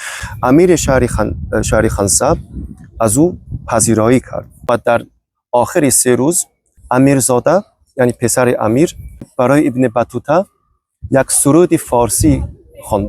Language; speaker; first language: Persian; non-native, fluent; Chinese